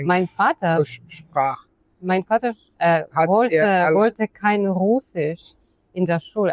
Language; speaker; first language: German; non-native, fluent; Polish